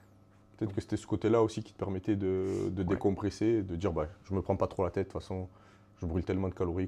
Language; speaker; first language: French; native; French